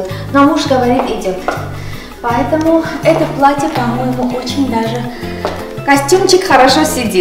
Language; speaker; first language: Russian; non-native, local second language; Armenian